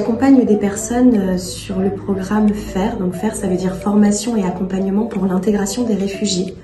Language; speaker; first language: French; native; French